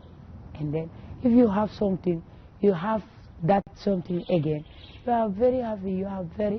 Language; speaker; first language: English; non-native, learner; Wolof